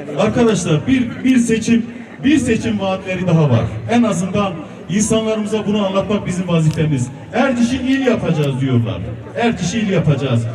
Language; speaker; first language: Turkish; non-native, local second language; Kurdish